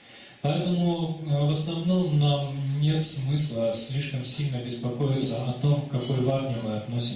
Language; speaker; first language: Russian; native; Russian